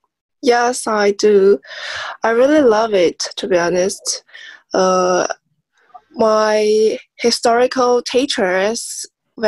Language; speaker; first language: English; non-native, learner; Chinese